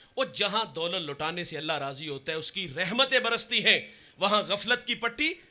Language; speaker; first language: Urdu; non-native, local second language; Punjabi